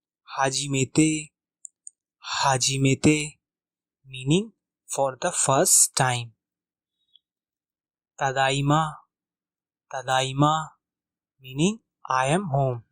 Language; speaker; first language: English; non-native, local second language; Hindi